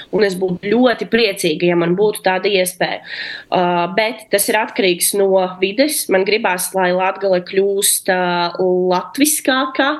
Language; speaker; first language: Latvian; non-native, local second language; Russian